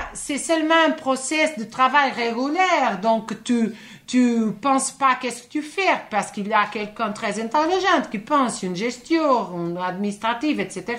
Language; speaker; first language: French; non-native, fluent; Portuguese